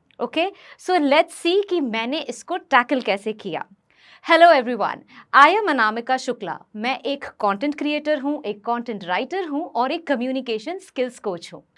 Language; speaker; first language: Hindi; non-native, local second language; Bhojpuri